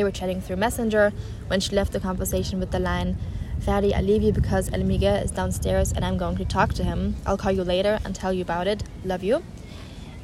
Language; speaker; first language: English; non-native, fluent; German